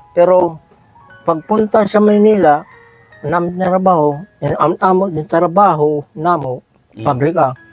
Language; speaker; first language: Filipino; non-native, local second language; Waray